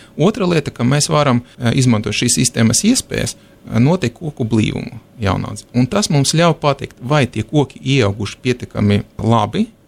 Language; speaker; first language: Latvian; non-native, local second language; Russian